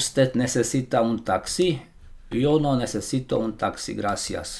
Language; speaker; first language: Spanish; non-native, fluent; Slovak